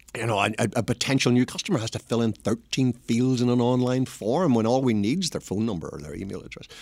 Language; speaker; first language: English; native; English